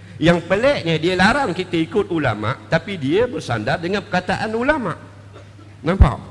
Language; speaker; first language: Malay; native; Malay